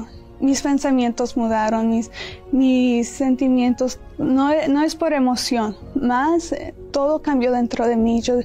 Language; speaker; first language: Spanish; early bilingual, heritage; Spanish